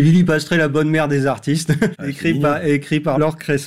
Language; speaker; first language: French; native; French